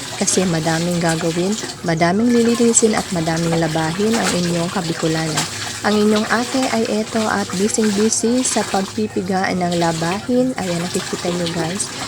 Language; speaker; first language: Filipino; non-native, local second language; Bikol